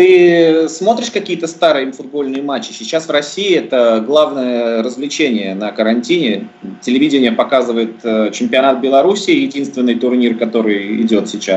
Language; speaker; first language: Russian; native; Russian